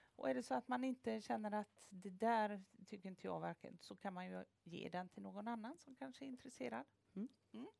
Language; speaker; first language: Swedish; native; Swedish